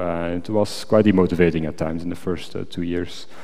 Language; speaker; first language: English; non-native, fluent; Dutch